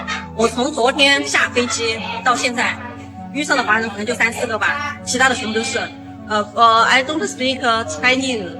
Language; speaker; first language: Chinese; native; Chinese